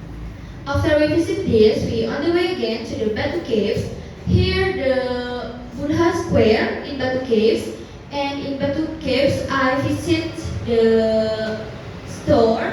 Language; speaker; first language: English; non-native, learner; Indonesian